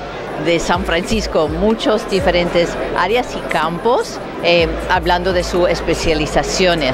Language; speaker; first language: Spanish; non-native, fluent; English